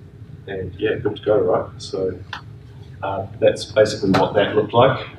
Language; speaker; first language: English; native; English